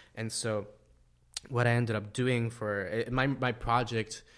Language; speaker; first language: English; non-native, fluent; Spanish